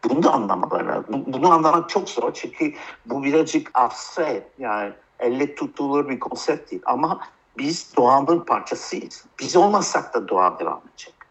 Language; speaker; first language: Turkish; early bilingual, heritage; Turkish